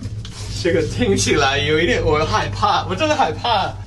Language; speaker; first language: Chinese; non-native, fluent; English